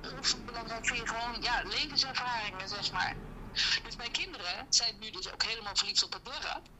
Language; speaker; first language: Dutch; native; Dutch